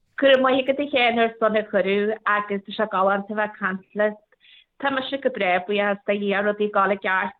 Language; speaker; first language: Irish; native; Irish